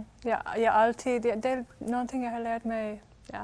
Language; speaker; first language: Swedish; non-native, fluent; English